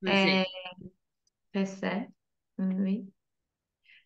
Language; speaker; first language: French; non-native, learner; Turkish